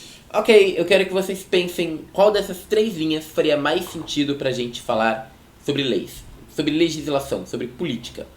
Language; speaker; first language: Portuguese; native; Portuguese